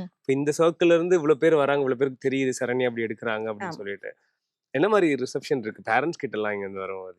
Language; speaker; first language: Tamil; native; Tamil